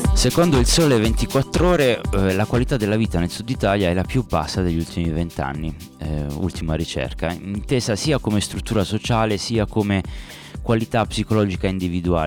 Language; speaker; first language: Italian; native; Italian